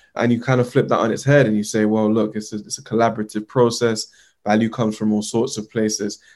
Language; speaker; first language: English; native; English